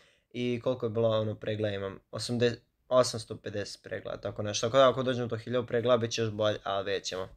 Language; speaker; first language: Serbian; native; Serbian